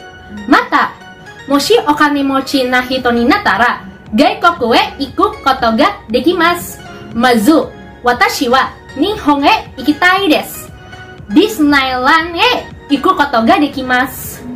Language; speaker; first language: Japanese; non-native, learner; Indonesian